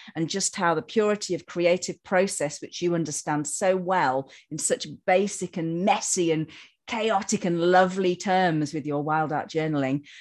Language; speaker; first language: English; native; English